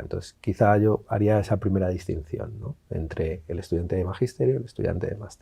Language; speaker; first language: Spanish; native; Spanish